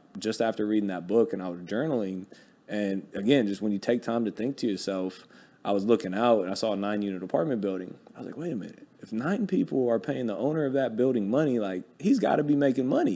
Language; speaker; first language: English; native; English